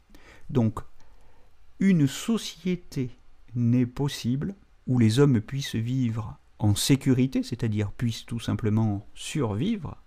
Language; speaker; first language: French; native; French